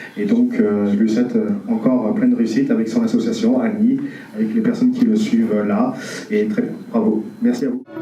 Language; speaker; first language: French; native; French